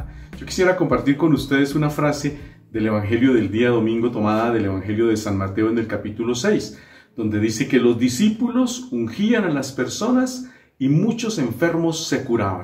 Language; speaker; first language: Spanish; native; Spanish